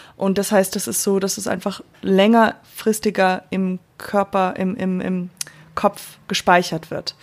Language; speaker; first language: German; non-native, fluent; English